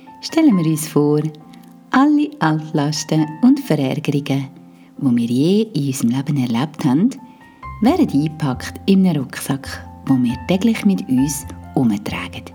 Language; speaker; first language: German; native; German